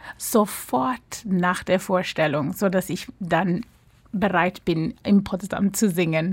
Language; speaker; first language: German; non-native, fluent; English